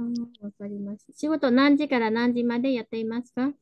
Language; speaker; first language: Japanese; non-native, fluent; Vietnamese